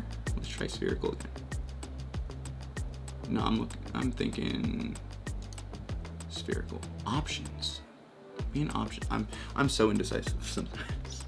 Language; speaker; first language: English; native; English